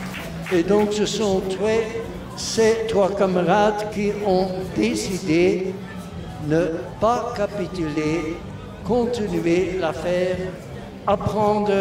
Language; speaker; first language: French; non-native, local second language; Dutch